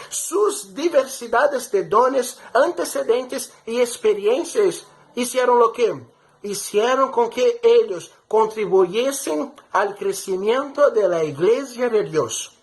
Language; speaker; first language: Spanish; non-native, fluent; Portuguese